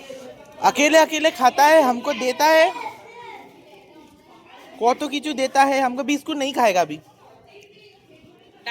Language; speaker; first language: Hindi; non-native, learner; Bangla